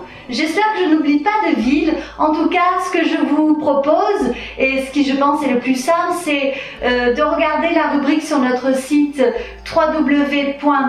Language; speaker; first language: French; native; French